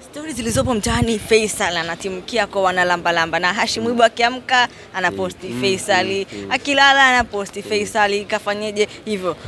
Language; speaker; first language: Swahili; native; Swahili